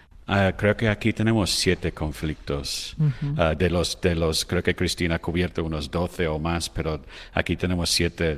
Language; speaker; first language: Spanish; non-native, fluent; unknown